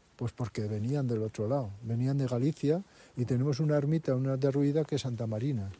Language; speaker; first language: Spanish; native; Spanish